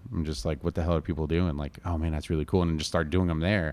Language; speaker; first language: English; native; English